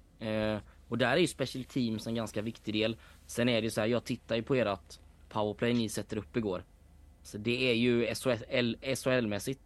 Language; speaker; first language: Swedish; native; Swedish